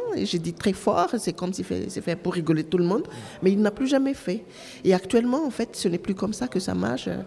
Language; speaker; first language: French; non-native, local second language; Malagasy